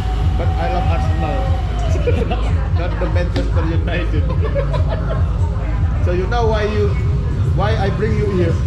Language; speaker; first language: English; non-native, local second language; Indonesian